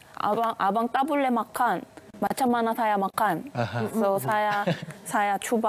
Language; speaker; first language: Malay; non-native, learner; Korean